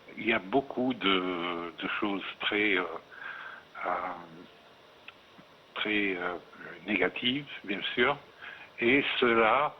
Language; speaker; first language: French; non-native, fluent; Arabic